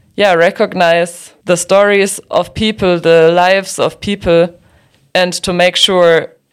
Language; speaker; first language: English; non-native, fluent; German